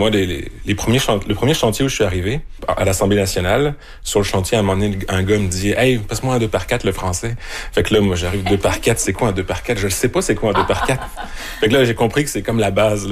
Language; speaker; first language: French; native; French